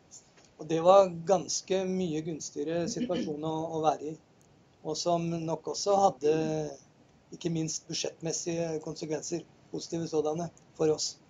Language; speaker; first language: Norwegian; native; Norwegian